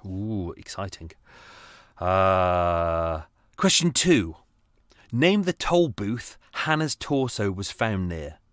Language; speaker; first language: English; native; English